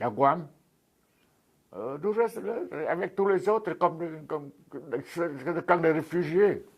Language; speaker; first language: French; non-native, fluent; Vietnamese